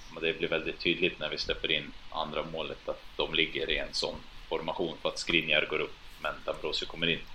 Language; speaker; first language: Swedish; early bilingual, other home language; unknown